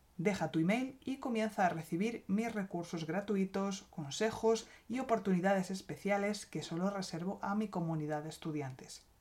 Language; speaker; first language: Spanish; native; Spanish